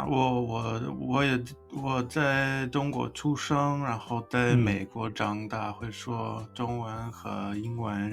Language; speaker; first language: Chinese; non-native, fluent; English